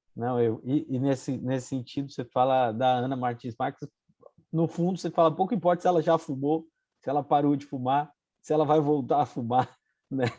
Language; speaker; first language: Portuguese; native; Portuguese